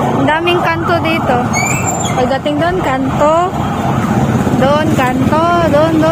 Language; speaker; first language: Filipino; non-native, local second language; Cebuano